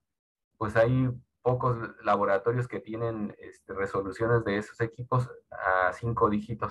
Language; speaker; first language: Spanish; native; Spanish